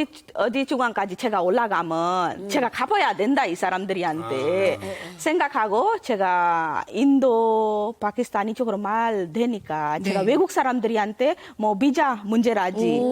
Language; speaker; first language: Korean; non-native, learner; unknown